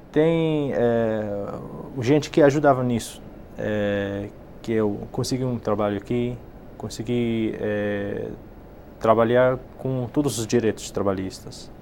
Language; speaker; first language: Portuguese; non-native, fluent; Arabic